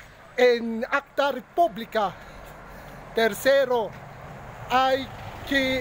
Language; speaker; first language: Spanish; non-native, local second language; Filipino